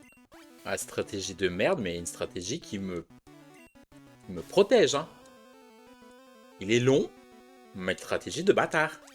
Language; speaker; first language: French; native; French